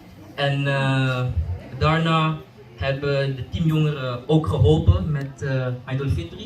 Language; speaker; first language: Dutch; early bilingual, other home language; Indonesian